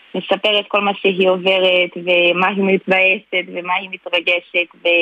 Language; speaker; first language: Hebrew; non-native, fluent; Portuguese